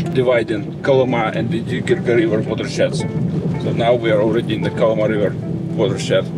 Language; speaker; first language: English; non-native, fluent; Russian